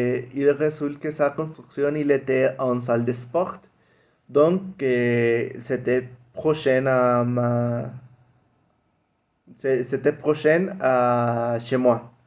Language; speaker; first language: French; non-native, learner; Spanish